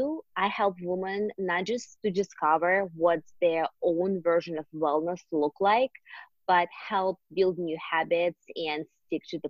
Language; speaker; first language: English; non-native, fluent; Russian